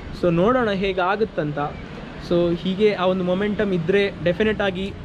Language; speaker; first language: Kannada; non-native, local second language; Konkani